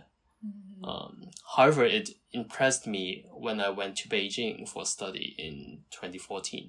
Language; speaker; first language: English; non-native, local second language; Cantonese